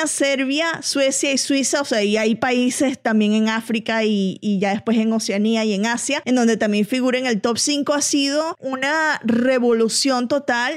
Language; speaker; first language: Spanish; native; Spanish